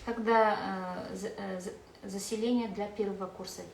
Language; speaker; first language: Russian; non-native, local second language; Kazakh